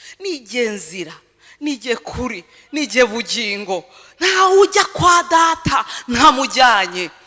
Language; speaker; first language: Kinyarwanda; early bilingual, heritage; Kinyarwanda